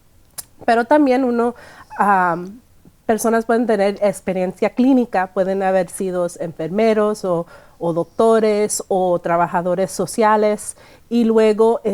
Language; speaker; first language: Spanish; early bilingual, heritage; Spanish